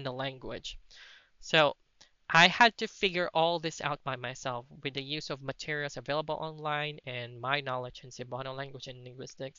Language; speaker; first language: English; non-native, local second language; Cebuano